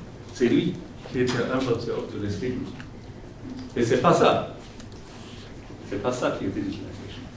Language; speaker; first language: French; non-native, fluent; English